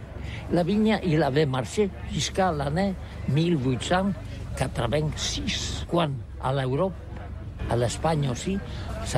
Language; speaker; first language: French; non-native, learner; Catalan